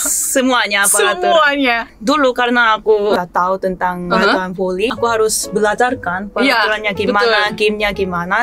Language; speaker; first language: Indonesian; non-native, fluent; Korean